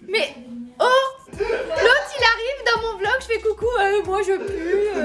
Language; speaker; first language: French; native; French